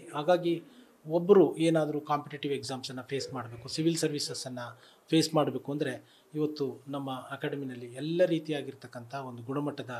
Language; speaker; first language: Kannada; native; Kannada